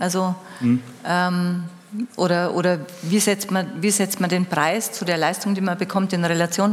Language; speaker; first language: German; native; German